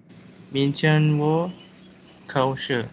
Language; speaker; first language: Chinese; non-native, learner; Malay